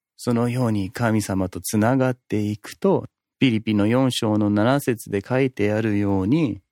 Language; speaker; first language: Japanese; non-native, fluent; English